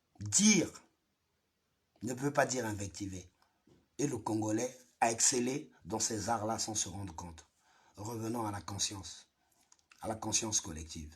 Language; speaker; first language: French; non-native, local second language; Lingala